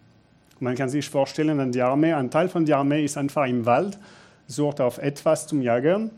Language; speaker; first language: German; non-native, fluent; French